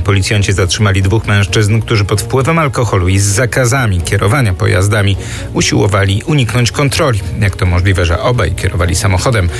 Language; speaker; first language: Polish; native; Polish